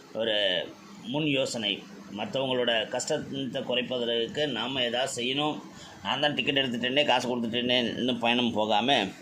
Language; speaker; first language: Tamil; native; Tamil